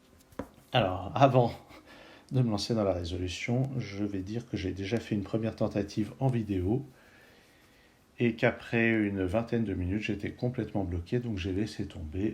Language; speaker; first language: French; native; French